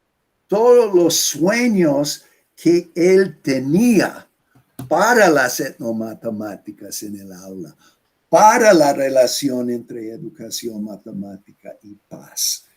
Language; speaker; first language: Spanish; non-native, fluent; English